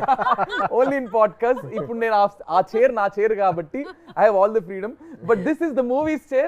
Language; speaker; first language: Telugu; native; Telugu